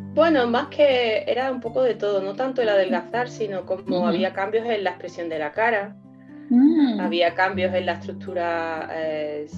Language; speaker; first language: Spanish; native; Spanish